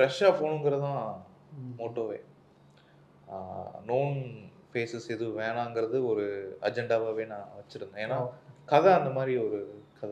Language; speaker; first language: Tamil; native; Tamil